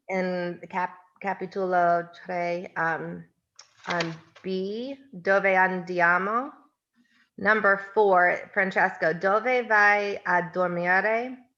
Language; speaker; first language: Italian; non-native, learner; English